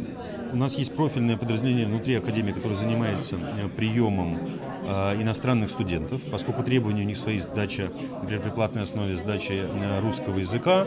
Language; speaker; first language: Russian; native; Russian